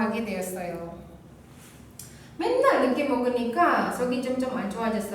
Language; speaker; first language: Korean; non-native, fluent; Indonesian